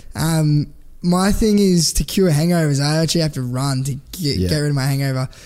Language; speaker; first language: English; native; English